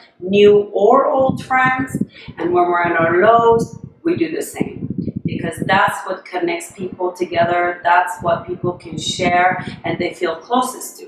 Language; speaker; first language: English; non-native, fluent; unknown